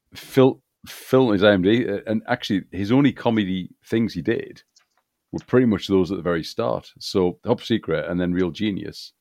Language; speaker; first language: English; native; English